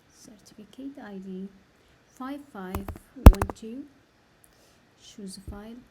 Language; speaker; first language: English; non-native, learner; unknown